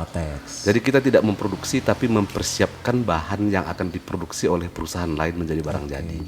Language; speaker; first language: Indonesian; native; Indonesian